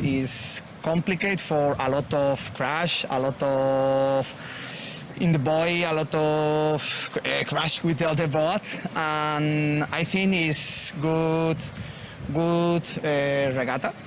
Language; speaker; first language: English; non-native, learner; Spanish